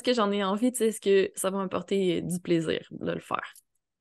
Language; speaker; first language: French; native; French